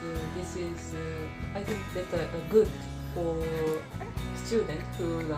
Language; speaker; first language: English; non-native, learner; Japanese